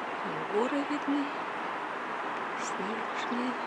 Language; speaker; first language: Russian; native; Russian